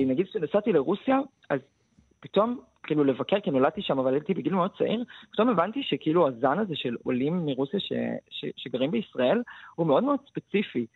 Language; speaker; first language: Hebrew; early bilingual, other home language; Russian